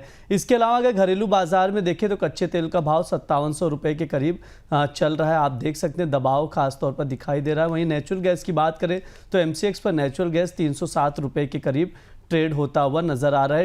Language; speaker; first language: Hindi; native; Hindi